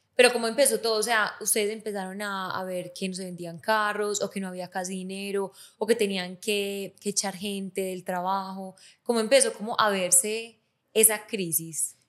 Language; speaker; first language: Spanish; native; Spanish